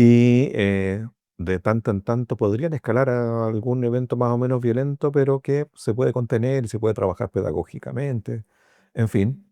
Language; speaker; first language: Spanish; native; Spanish